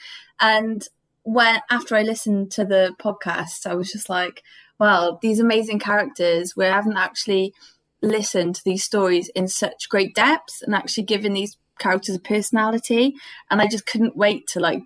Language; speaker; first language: English; native; English